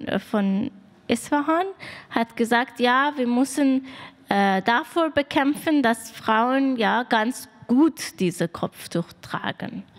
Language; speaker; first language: German; non-native, learner; Persian